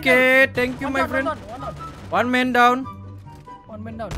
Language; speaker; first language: English; non-native, learner; Indonesian